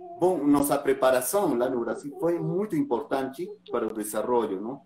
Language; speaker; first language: Portuguese; non-native, learner; Spanish